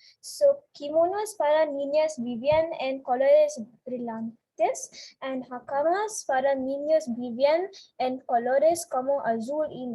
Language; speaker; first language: Spanish; non-native, learner; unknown